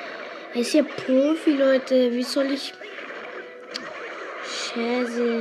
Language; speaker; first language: German; non-native, local second language; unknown